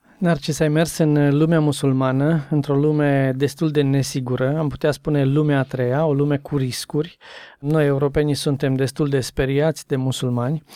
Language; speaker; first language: Romanian; native; Romanian